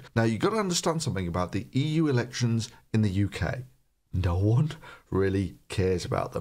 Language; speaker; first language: English; native; English